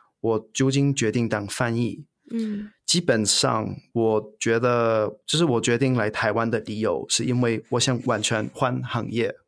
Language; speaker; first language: Chinese; non-native, fluent; English